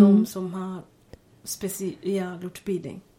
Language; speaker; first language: Swedish; non-native, fluent; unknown